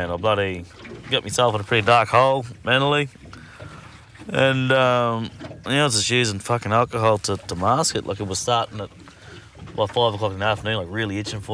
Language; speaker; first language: English; native; English